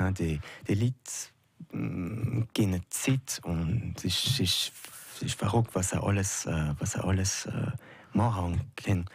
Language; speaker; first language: German; non-native, local second language; French